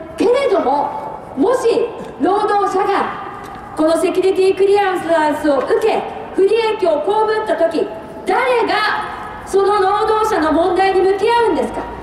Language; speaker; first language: Japanese; native; Japanese